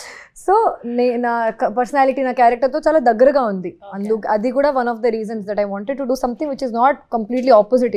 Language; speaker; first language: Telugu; non-native, local second language; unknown